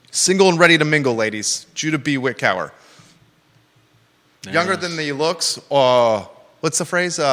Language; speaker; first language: English; native; English